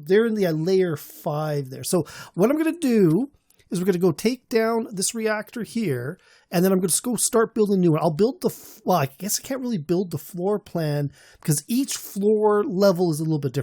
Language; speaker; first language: English; native; English